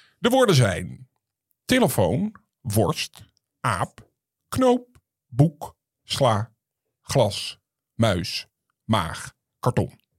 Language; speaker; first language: Dutch; native; Dutch